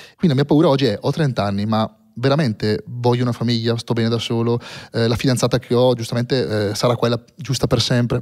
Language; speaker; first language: Italian; native; Italian